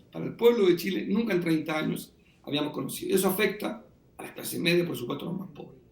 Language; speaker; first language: Spanish; native; Spanish